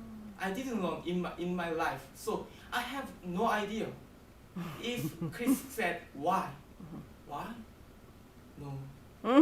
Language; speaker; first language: English; non-native, learner; Korean